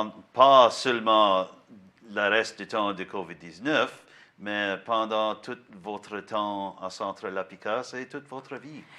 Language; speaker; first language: French; non-native, learner; English